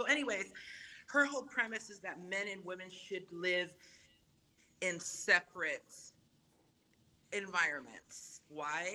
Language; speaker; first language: English; non-native, fluent; Samoan